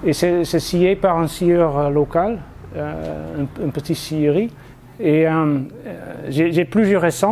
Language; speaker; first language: French; non-native, fluent; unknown